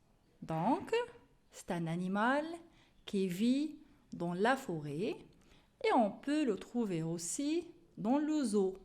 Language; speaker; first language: French; non-native, local second language; Arabic